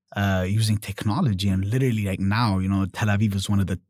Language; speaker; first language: English; early bilingual, other home language; German